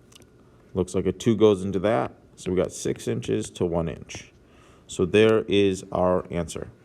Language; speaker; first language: English; native; English